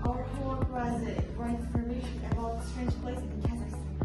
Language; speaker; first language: English; non-native, learner; Kazakh